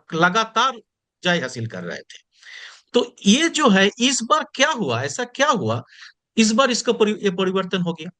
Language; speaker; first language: Hindi; non-native, local second language; Bangla